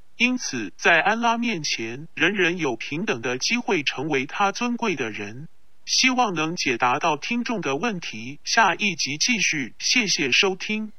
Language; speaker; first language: Chinese; non-native, local second language; Cantonese